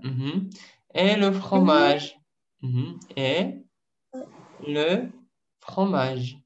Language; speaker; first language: French; non-native, fluent; Russian